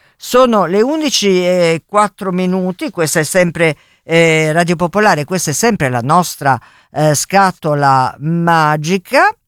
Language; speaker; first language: Italian; native; Italian